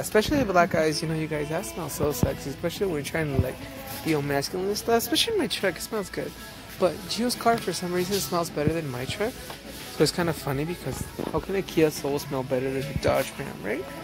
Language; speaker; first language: English; early bilingual, other home language; Spanish